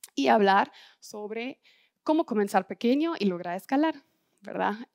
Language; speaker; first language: Spanish; non-native, fluent; German